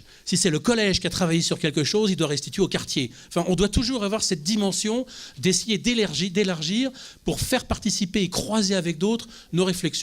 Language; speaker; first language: French; native; French